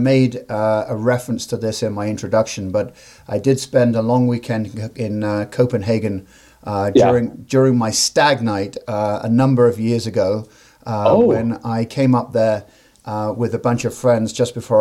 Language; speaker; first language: English; native; English